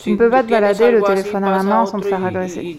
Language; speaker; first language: French; non-native, fluent; Spanish